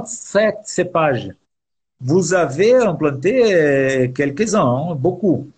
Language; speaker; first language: French; non-native, fluent; Portuguese